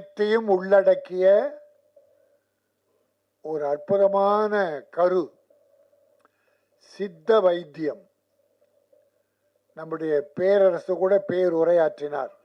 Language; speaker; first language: Tamil; native; Tamil